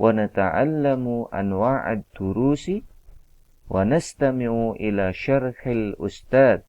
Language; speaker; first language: Arabic; non-native, fluent; Indonesian